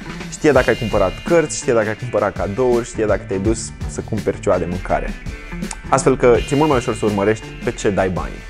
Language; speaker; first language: Romanian; native; Romanian